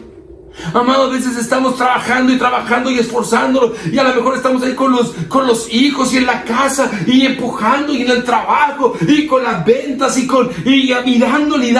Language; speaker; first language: Spanish; native; Spanish